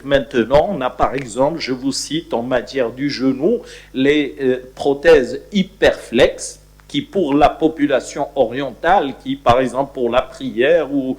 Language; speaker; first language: French; non-native, local second language; Arabic